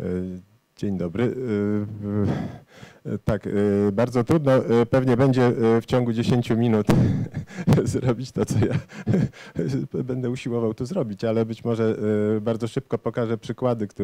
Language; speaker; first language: Polish; native; Polish